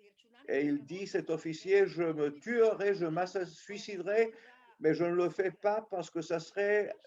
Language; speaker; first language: French; non-native, local second language; Serbian